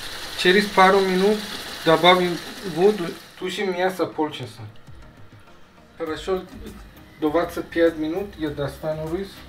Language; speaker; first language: Russian; non-native, learner; Persian